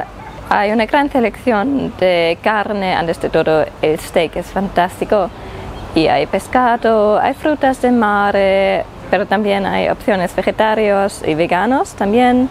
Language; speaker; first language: Spanish; non-native, learner; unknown